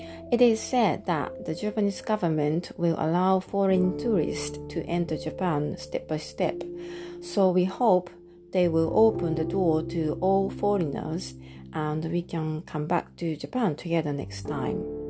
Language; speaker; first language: English; non-native, fluent; Japanese